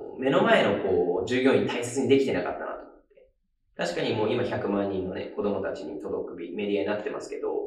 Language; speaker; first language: Japanese; native; Japanese